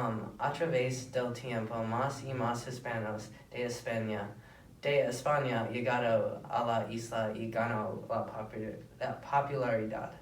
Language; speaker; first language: Spanish; non-native, learner; English